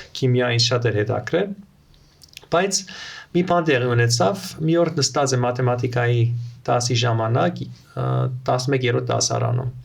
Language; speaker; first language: Armenian; early bilingual, heritage; Armenian